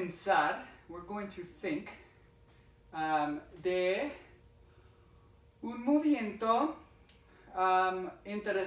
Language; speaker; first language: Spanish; non-native, fluent; English